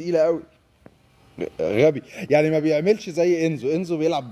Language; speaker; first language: Arabic; native; Arabic